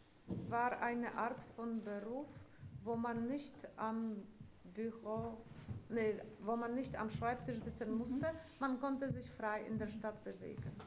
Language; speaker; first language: German; non-native, fluent; Polish